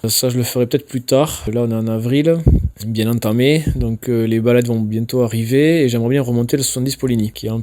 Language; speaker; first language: French; native; French